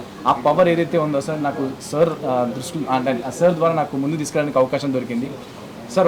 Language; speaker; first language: Telugu; native; Telugu